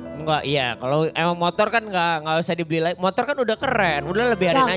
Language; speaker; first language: Indonesian; native; Indonesian